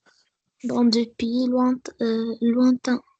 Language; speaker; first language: French; non-native, learner; Arabic